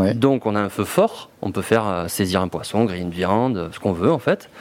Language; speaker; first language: French; native; French